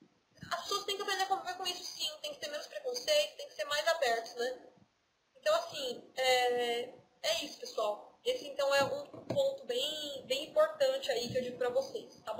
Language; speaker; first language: Portuguese; native; Portuguese